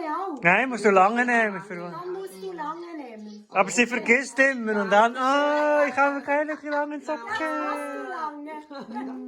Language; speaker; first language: German; non-native, learner; Thai